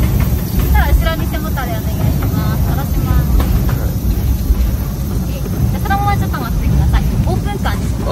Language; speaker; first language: Japanese; native; Japanese